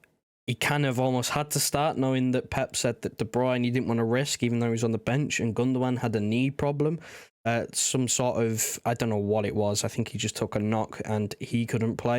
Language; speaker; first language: English; native; English